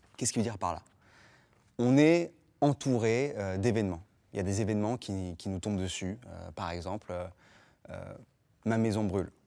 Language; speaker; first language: French; native; French